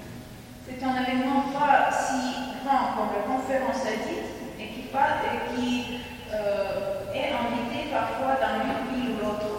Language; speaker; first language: French; non-native, fluent; Russian